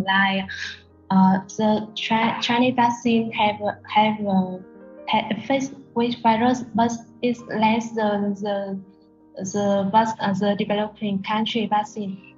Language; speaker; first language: English; non-native, learner; Vietnamese